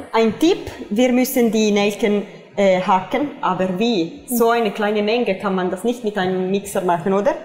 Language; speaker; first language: German; non-native, fluent; Italian